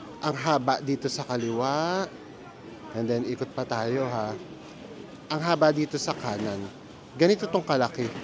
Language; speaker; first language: Filipino; native; Filipino